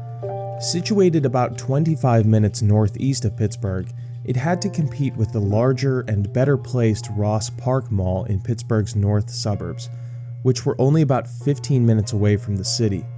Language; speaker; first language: English; native; English